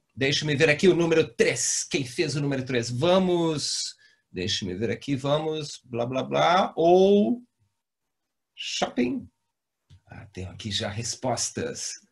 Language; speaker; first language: Portuguese; native; Portuguese